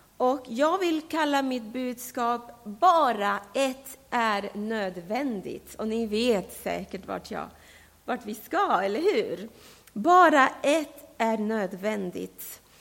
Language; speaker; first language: Swedish; non-native, fluent; Spanish